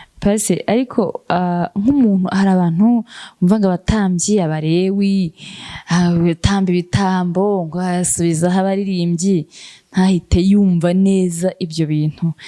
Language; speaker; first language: Kinyarwanda; native; Kinyarwanda